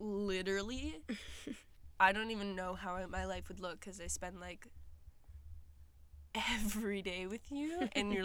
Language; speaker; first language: English; native; English